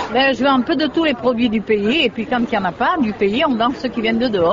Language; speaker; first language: French; native; French